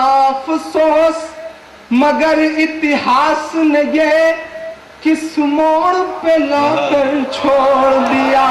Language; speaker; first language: Hindi; native; Hindi